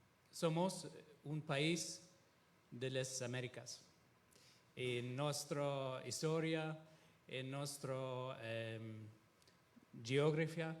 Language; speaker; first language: Spanish; non-native, fluent; Italian